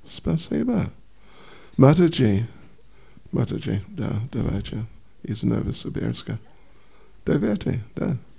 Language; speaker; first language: Russian; non-native, learner; English